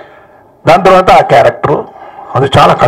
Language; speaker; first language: Telugu; non-native, local second language; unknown